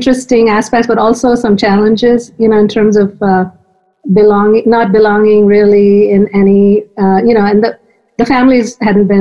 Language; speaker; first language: English; non-native, local second language; Hindi